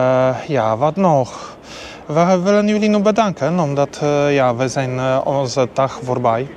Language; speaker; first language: Dutch; non-native, learner; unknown